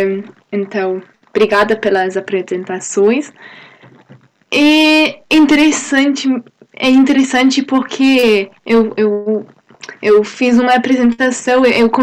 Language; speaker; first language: Portuguese; non-native, fluent; English